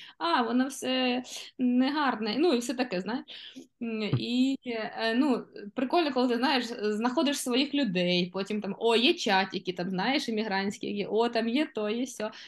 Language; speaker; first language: Ukrainian; non-native, local second language; Russian